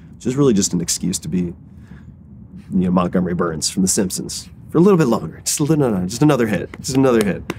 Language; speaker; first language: English; native; English